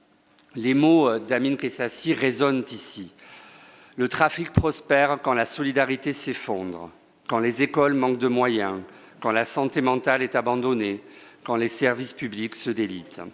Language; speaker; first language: French; native; French